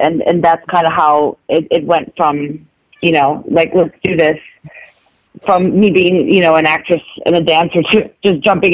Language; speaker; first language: English; non-native, local second language; Filipino